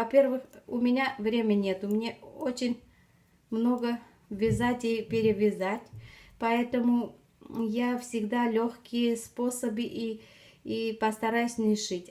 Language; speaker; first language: Russian; non-native, fluent; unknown